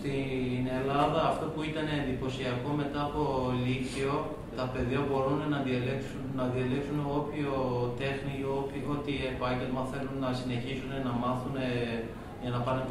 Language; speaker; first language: Greek; non-native, learner; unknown